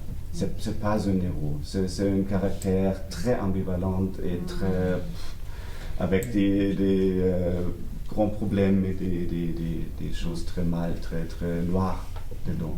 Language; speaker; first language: French; non-native, learner; German